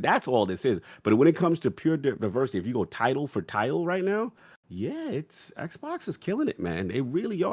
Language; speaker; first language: English; native; English